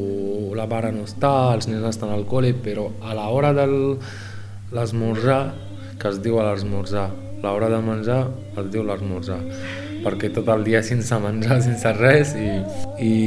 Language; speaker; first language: Catalan; non-native, learner; Arabic